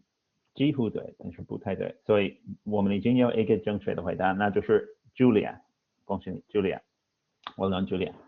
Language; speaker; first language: Chinese; non-native, fluent; English